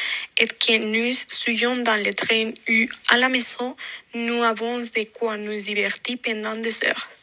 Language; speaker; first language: French; non-native, fluent; Spanish